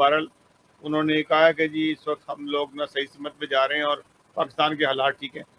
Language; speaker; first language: Urdu; native; Urdu